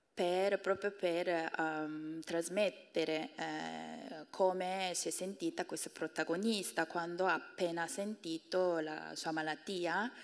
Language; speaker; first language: Italian; non-native, fluent; Korean